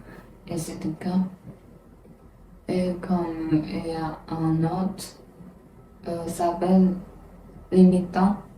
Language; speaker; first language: French; non-native, learner; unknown